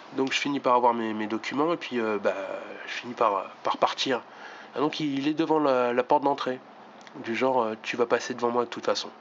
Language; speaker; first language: French; native; French